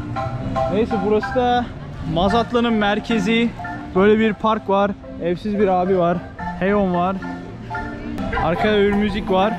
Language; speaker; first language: Turkish; native; Turkish